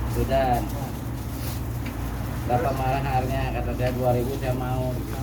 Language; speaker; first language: Indonesian; non-native, local second language; Sundanese